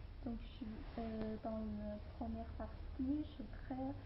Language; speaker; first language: French; non-native, learner; Chinese